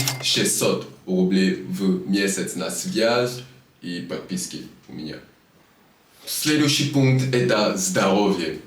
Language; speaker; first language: Russian; non-native, fluent; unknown